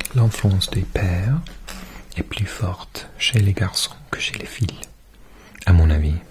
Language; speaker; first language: French; non-native, fluent; English